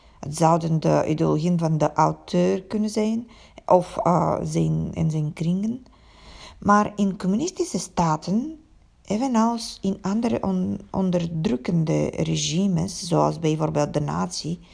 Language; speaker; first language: Dutch; non-native, fluent; Bulgarian